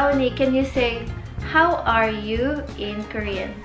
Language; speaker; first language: English; non-native, local second language; Filipino